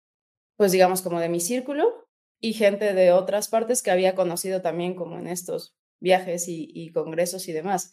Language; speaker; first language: Spanish; native; Spanish